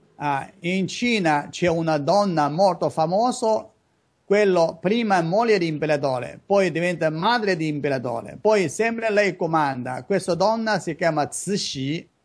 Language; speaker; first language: Italian; non-native, learner; Chinese